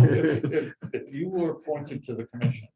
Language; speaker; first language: English; native; English